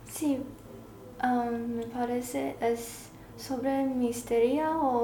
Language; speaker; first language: Spanish; non-native, learner; Chinese